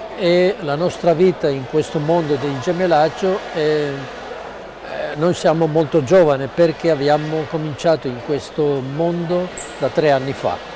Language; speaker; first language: Italian; non-native, learner; Spanish